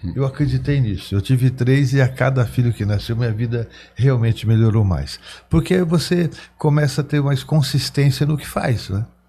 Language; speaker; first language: Portuguese; native; Portuguese